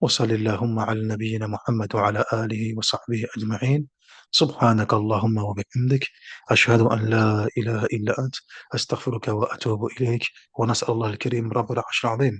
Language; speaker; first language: Arabic; non-native, fluent; French